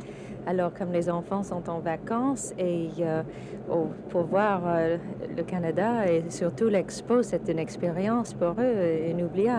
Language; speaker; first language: French; non-native, fluent; English